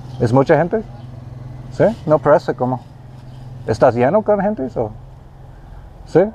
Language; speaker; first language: Spanish; non-native, learner; English